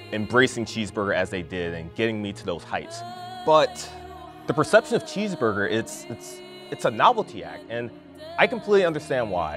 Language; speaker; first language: English; native; English